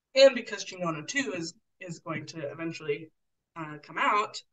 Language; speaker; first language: English; native; English